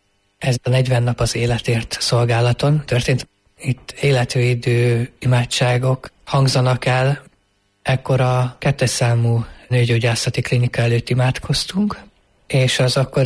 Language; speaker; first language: Hungarian; native; Hungarian